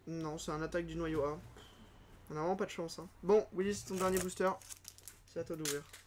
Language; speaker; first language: French; native; French